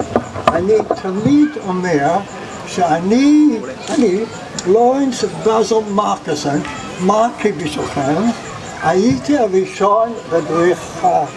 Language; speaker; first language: Hebrew; non-native, fluent; English